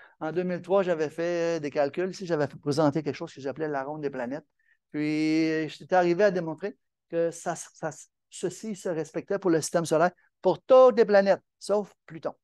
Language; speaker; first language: French; native; French